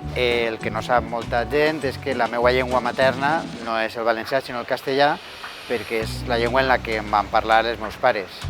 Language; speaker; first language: Catalan; non-native, local second language; Spanish